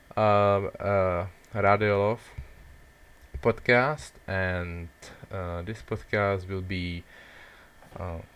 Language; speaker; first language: English; non-native, learner; Czech